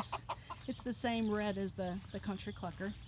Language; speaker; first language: English; native; English